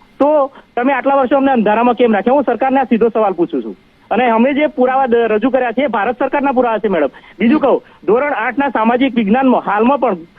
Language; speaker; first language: Gujarati; native; Gujarati